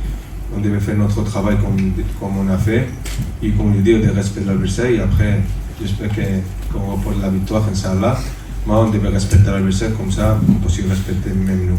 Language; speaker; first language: French; non-native, fluent; Spanish